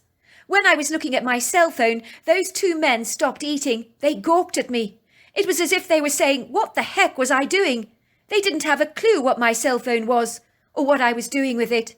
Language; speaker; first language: English; native; English